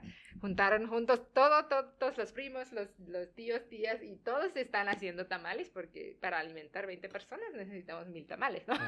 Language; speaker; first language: Spanish; non-native, fluent; Tamil